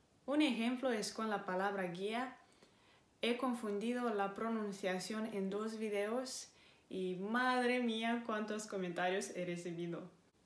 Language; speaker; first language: Spanish; non-native, fluent; Romanian